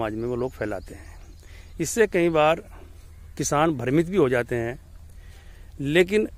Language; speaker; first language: Hindi; native; Hindi